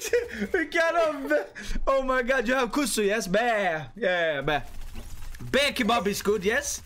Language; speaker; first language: English; non-native, fluent; Swedish